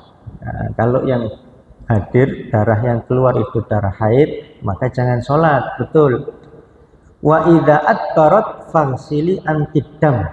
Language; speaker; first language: Indonesian; non-native, local second language; Javanese